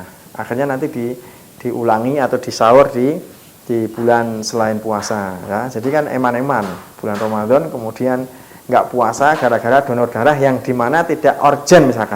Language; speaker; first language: Indonesian; non-native, local second language; Javanese